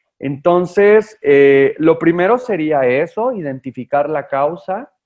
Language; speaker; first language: Spanish; native; Spanish